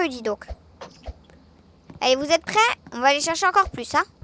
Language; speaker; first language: French; native; French